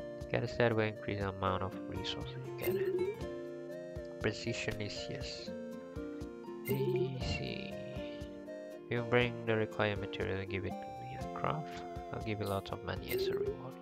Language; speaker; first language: English; non-native, local second language; Malay